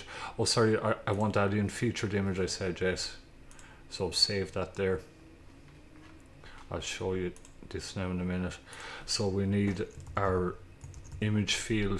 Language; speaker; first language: English; native; English